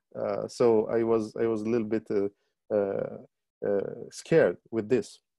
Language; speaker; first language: English; non-native, fluent; Arabic